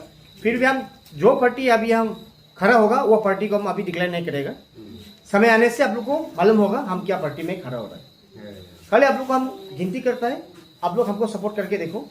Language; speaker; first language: Hindi; non-native, local second language; Garo